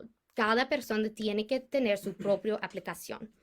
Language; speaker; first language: Spanish; non-native, fluent; English